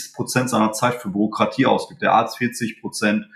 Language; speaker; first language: German; early bilingual, other home language; Polish